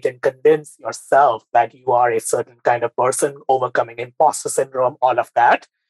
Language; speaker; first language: English; non-native, local second language; Bangla